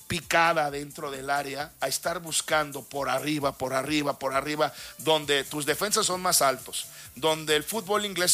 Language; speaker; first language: Spanish; native; Spanish